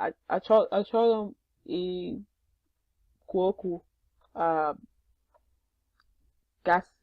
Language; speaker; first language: Igbo; non-native, learner; English